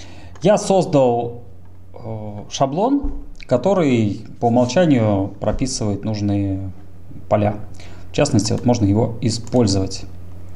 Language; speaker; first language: Russian; native; Russian